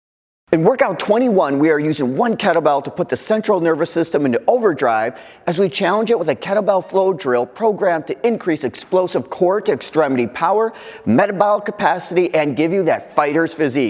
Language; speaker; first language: English; native; English